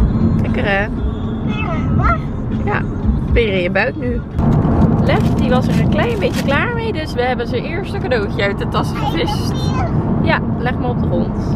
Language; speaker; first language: Dutch; native; Dutch